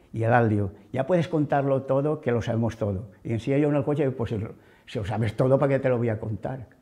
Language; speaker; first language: Spanish; non-native, local second language; Catalan